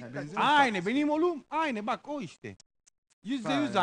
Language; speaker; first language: Turkish; non-native, learner; Italian